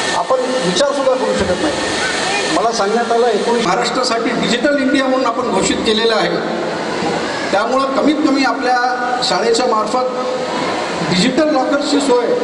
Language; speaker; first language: Marathi; native; Marathi